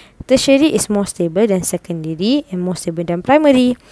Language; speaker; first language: English; non-native, local second language; Malay